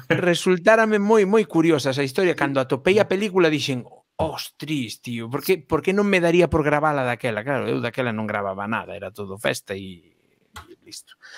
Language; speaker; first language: Galician; non-native, local second language; Spanish